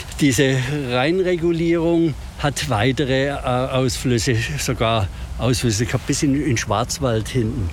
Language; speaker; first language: German; native; German